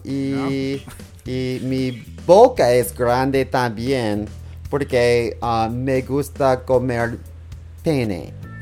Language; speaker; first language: Spanish; non-native, learner; English